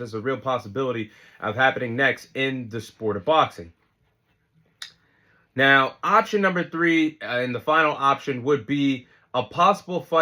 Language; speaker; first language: English; native; English